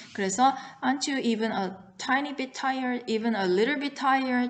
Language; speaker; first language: English; non-native, fluent; Korean